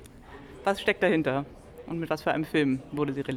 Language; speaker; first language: German; native; German